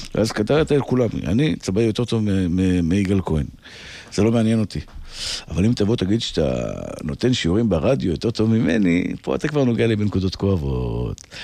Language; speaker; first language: Hebrew; native; Hebrew